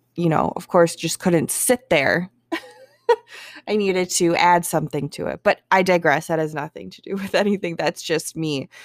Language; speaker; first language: English; native; English